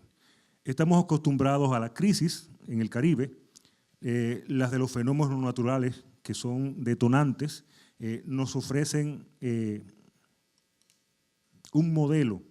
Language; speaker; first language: Spanish; native; Spanish